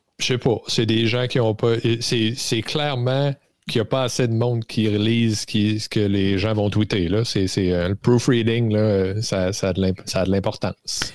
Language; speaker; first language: French; native; French